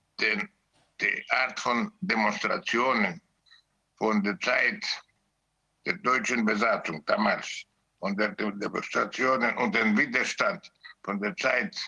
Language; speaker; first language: German; non-native, learner; Greek